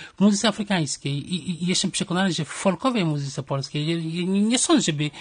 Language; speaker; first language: Polish; non-native, fluent; Wolof